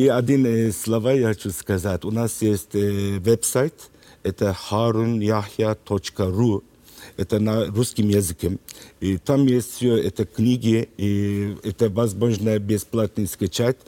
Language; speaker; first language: Russian; non-native, learner; Turkish